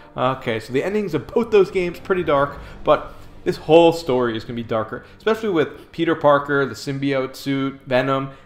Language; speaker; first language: English; native; English